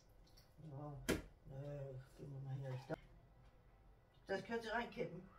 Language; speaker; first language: German; native; German